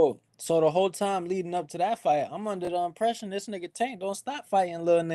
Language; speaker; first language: English; native; English